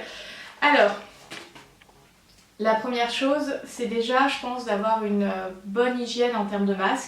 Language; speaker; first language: French; native; French